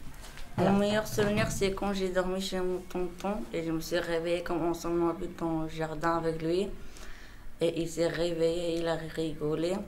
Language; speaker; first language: French; non-native, learner; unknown